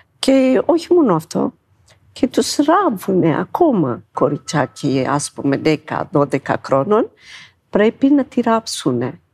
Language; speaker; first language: Greek; non-native, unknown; Amharic